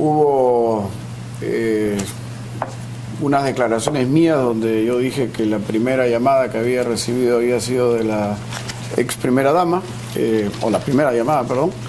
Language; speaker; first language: Spanish; native; Spanish